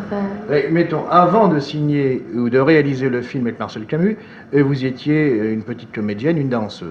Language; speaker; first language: French; native; French